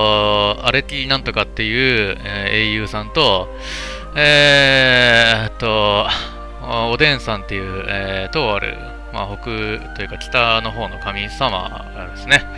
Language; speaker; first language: Japanese; native; Japanese